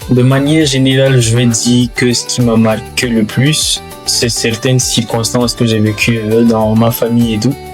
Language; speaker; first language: French; non-native, local second language; Fula